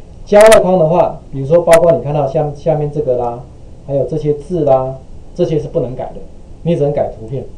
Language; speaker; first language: Chinese; native; Chinese